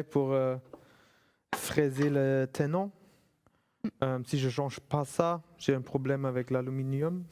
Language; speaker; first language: French; non-native, fluent; German